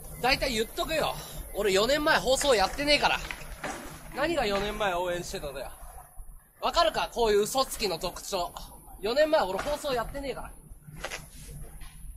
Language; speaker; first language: Japanese; native; Japanese